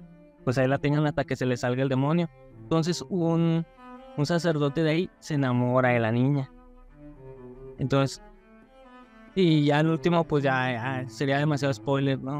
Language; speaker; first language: Spanish; native; Spanish